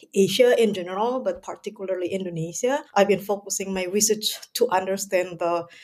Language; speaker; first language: English; non-native, fluent; Indonesian